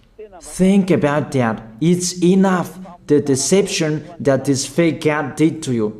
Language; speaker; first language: English; non-native, fluent; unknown